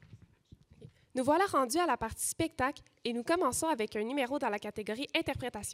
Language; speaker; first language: French; native; French